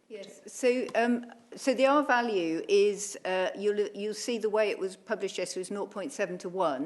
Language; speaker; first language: English; native; English